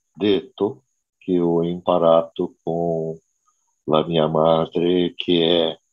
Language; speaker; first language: Italian; non-native, fluent; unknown